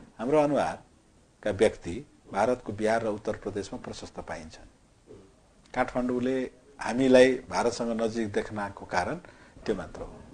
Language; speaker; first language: Nepali; non-native, local second language; Maithili